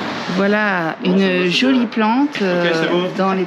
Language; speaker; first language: French; native; French